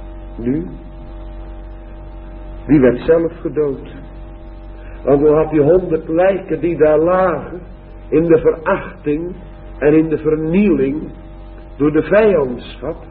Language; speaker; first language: Dutch; native; Dutch